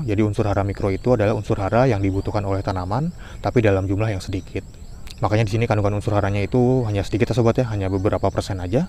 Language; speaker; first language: Indonesian; native; Indonesian